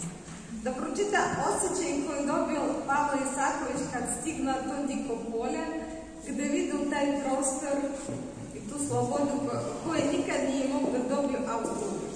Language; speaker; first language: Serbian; non-native, fluent; Russian